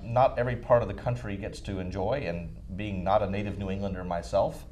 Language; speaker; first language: English; native; English